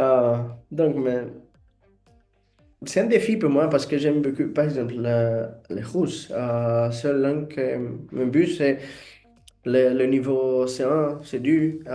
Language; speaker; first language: French; non-native, fluent; Portuguese